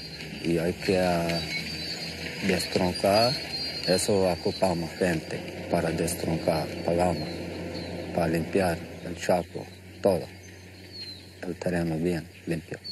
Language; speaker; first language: Spanish; non-native, local second language; Plautdietsch